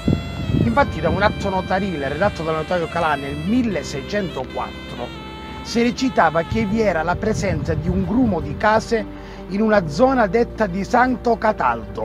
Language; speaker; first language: Italian; native; Italian